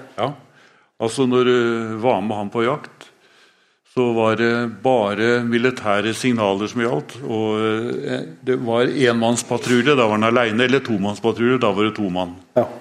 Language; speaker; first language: Norwegian; native; Norwegian